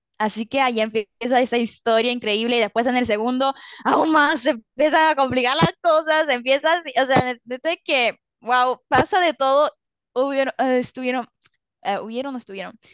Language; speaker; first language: Spanish; early bilingual, other home language; Italian